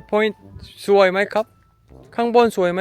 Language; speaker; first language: Korean; native; Korean